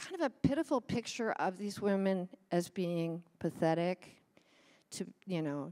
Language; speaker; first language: English; native; English